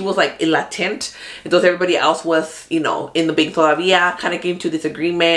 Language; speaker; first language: English; early bilingual, other home language; Spanish